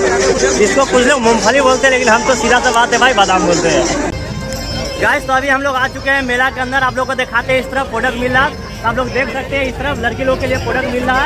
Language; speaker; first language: Hindi; native; Hindi